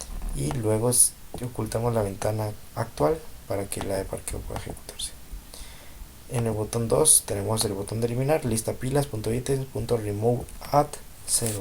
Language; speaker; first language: Spanish; native; Spanish